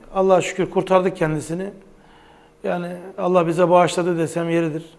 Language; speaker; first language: Turkish; native; Turkish